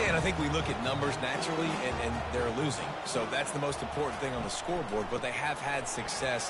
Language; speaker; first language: English; native; English